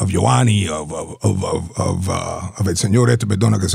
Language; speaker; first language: Spanish; native; Spanish